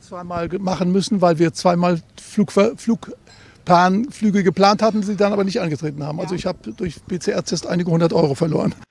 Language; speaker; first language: German; native; German